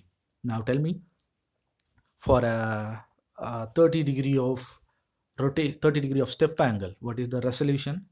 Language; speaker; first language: English; non-native, local second language; Tamil